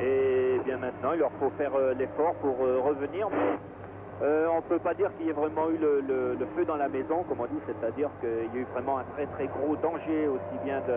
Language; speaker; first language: French; native; French